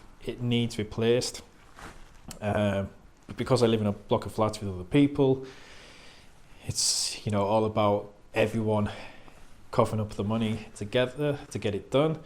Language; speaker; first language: English; native; English